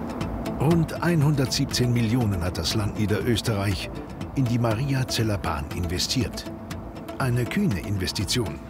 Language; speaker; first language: German; native; German